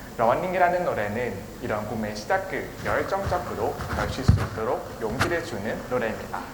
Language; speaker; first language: Korean; non-native, learner; Thai